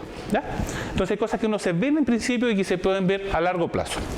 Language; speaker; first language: Spanish; native; Spanish